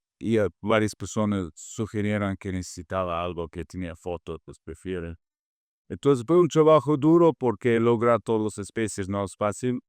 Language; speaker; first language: Spanish; non-native, fluent; English